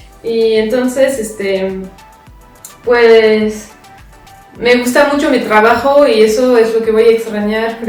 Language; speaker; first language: Spanish; non-native, fluent; French